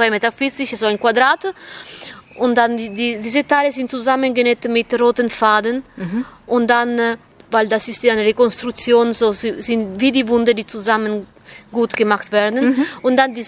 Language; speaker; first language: German; non-native, fluent; Italian